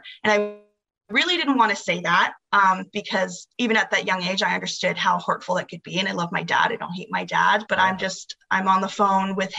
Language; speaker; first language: English; native; English